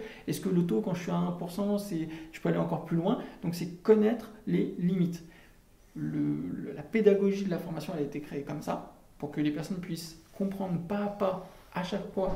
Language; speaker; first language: French; native; French